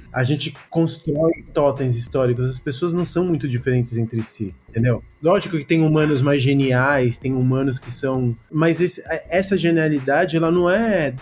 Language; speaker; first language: Portuguese; early bilingual, other home language; Spanish